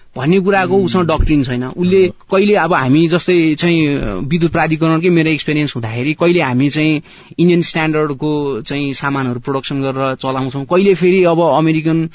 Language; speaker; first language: Nepali; native; Nepali